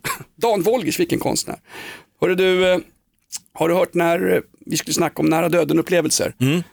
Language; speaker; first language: Swedish; native; Swedish